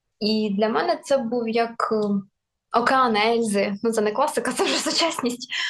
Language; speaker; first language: Ukrainian; non-native, local second language; Russian